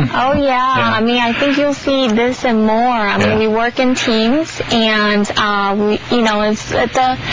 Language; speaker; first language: English; early bilingual, other home language; Chinese